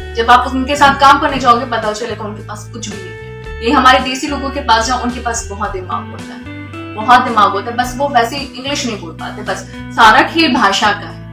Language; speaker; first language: Hindi; native; Hindi